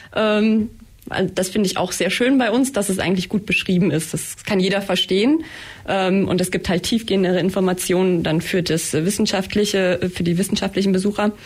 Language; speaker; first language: German; native; German